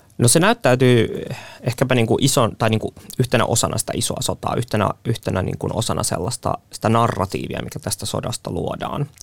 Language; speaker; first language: Finnish; native; Finnish